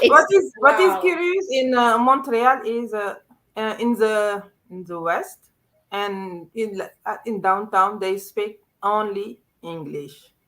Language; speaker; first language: English; non-native, learner; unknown